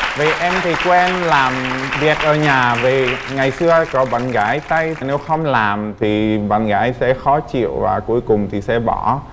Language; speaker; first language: Vietnamese; non-native, fluent; Czech